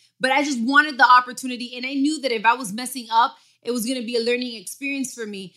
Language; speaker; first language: English; early bilingual, other home language; Spanish